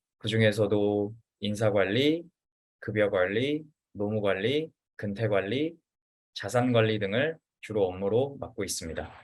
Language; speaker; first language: Korean; native; Korean